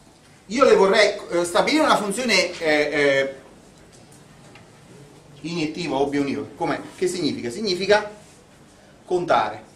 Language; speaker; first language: Italian; native; Italian